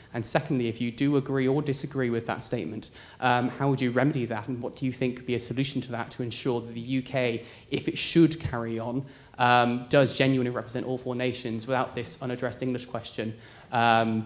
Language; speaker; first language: English; native; English